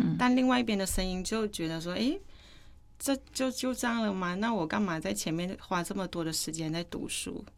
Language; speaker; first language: Chinese; non-native, fluent; Thai